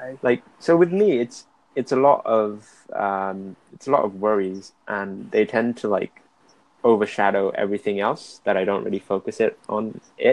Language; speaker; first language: English; native; English